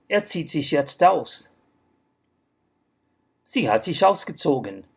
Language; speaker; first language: German; non-native, fluent; English